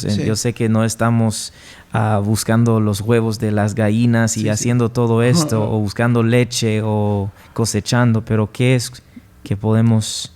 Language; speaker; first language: Spanish; non-native, fluent; English